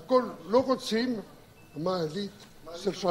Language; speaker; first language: Hebrew; non-native, learner; French